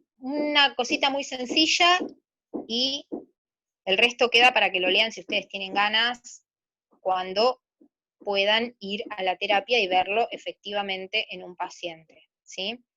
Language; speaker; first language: Spanish; native; Spanish